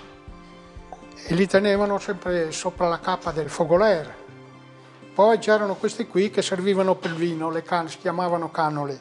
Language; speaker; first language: Italian; native; Italian